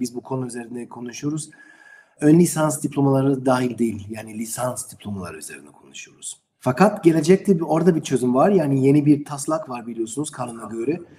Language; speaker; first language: Turkish; non-native, learner; German